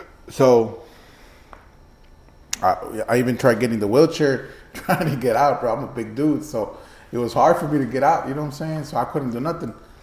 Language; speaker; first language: English; early bilingual, other home language; Spanish